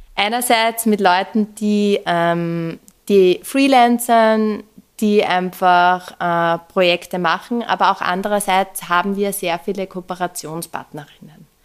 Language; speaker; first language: German; native; German